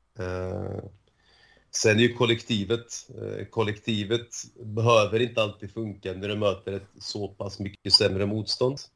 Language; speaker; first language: Swedish; early bilingual, other home language; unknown